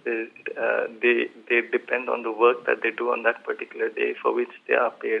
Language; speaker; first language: English; non-native, local second language; Malayalam